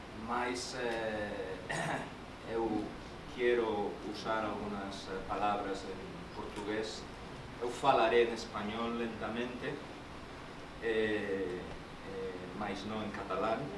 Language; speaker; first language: Portuguese; non-native, learner; Spanish